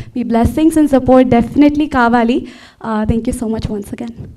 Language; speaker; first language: Telugu; early bilingual, heritage; Telugu